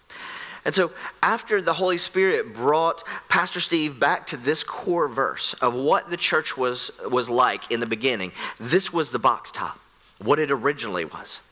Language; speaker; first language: English; native; English